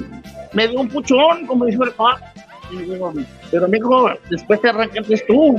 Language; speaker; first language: Spanish; early bilingual, heritage; Spanish